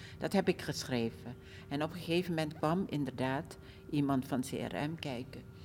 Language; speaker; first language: Dutch; early bilingual, other home language; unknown